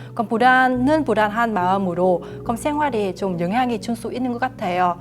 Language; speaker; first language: Korean; non-native, fluent; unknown